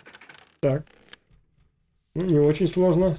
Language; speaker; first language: Russian; native; Russian